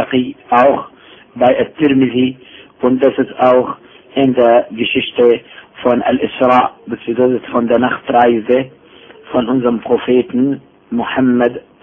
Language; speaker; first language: German; non-native, fluent; Arabic